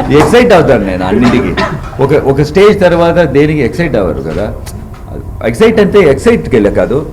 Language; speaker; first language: Telugu; non-native, learner; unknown